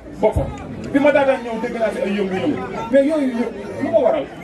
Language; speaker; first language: Wolof; native; Wolof